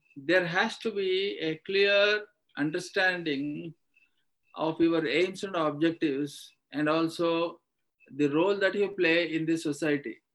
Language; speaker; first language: English; non-native, local second language; Kannada